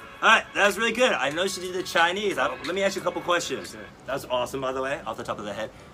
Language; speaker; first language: English; early bilingual, other home language; Chinese